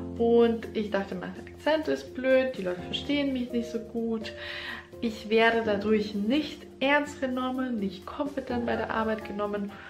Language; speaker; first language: German; non-native, fluent; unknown